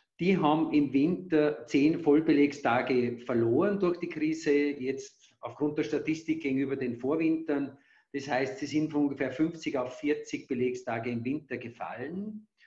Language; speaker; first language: German; native; German